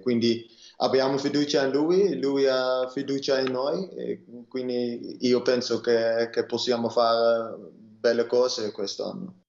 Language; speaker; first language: Italian; non-native, learner; Dutch